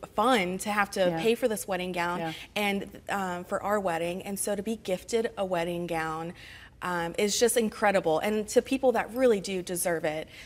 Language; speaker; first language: English; native; English